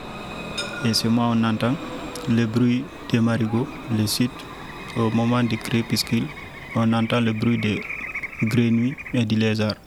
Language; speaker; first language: French; non-native, local second language; Fula